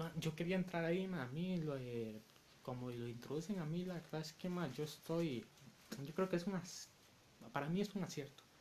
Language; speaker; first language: Spanish; native; Spanish